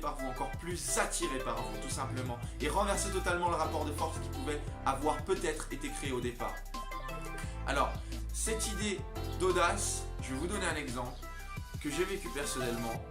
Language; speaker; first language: French; native; French